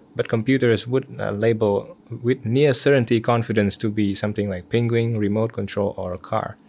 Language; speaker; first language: English; non-native, fluent; Vietnamese